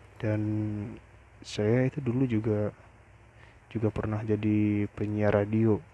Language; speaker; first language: Indonesian; non-native, local second language; Minangkabau